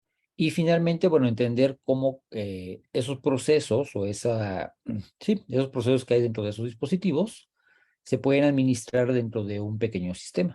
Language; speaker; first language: Spanish; native; Spanish